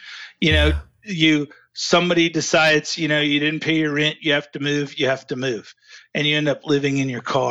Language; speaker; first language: English; native; English